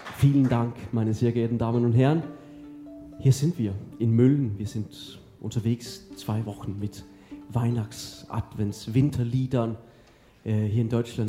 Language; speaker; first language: German; non-native, fluent; Danish